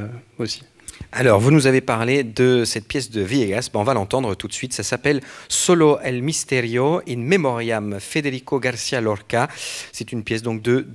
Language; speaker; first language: French; native; French